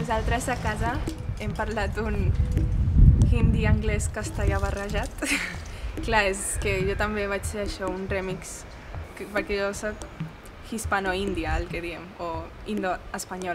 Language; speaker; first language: Catalan; non-native, local second language; Hindi